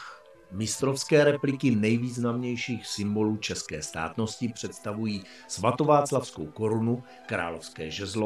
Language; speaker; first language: Czech; native; Czech